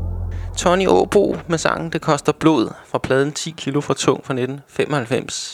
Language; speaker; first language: Danish; native; Danish